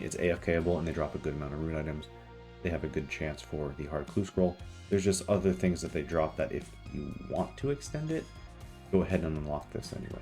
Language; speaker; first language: English; native; English